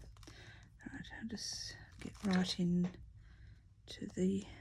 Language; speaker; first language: English; native; English